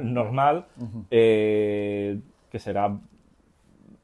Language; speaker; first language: French; non-native, learner; Spanish